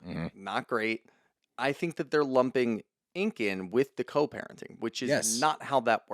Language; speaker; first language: English; native; English